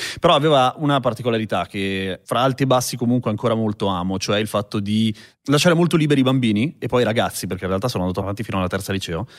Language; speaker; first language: Italian; native; Italian